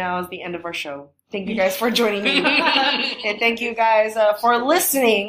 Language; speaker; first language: English; non-native, fluent; Chinese